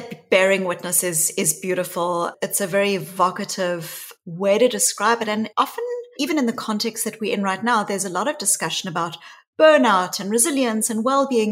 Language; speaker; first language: English; native; English